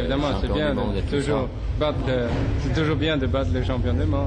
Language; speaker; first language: French; non-native, fluent; Swedish